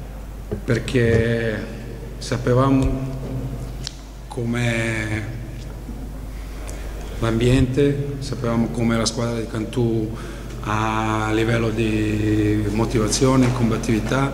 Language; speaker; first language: Italian; non-native, fluent; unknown